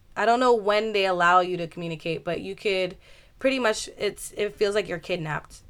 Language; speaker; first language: English; native; English